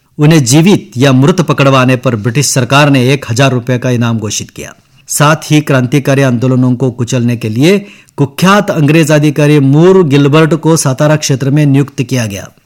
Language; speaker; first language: Hindi; non-native, local second language; Marathi